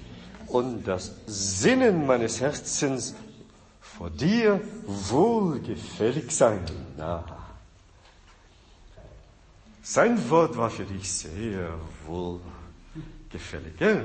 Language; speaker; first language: German; non-native, fluent; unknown